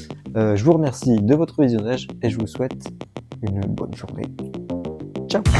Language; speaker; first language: French; native; French